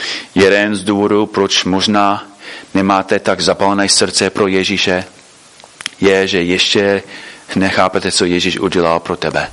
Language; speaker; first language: Czech; non-native, fluent; English